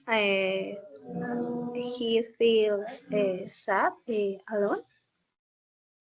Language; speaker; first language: English; non-native, learner; Spanish